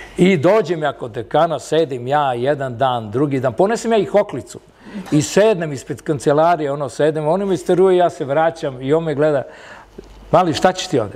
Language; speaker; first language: Serbian; early bilingual, other home language; Italian